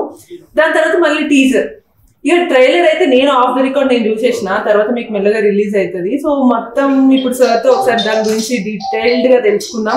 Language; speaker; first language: Telugu; native; Telugu